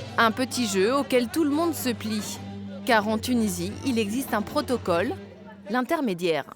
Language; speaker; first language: French; native; French